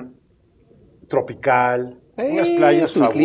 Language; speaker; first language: Spanish; native; Spanish